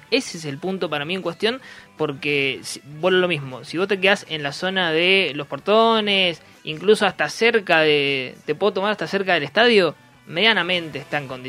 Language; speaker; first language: Spanish; native; Spanish